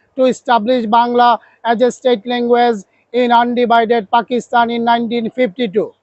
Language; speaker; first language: English; non-native, local second language; Bangla